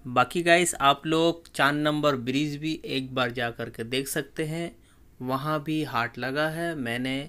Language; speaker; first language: Hindi; native; Hindi